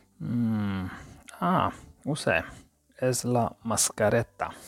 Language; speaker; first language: Catalan; non-native, learner; Georgian